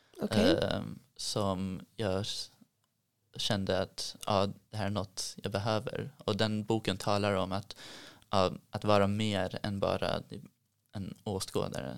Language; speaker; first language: Swedish; early bilingual, heritage; Swedish